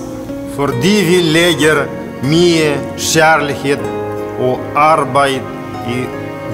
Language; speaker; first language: Norwegian; non-native, learner; Romanian